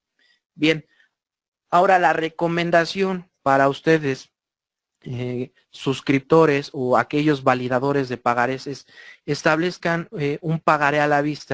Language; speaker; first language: Spanish; native; Spanish